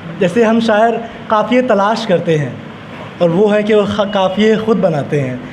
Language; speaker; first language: Urdu; native; Urdu